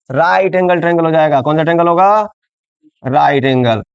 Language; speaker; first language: Hindi; non-native, local second language; Bangla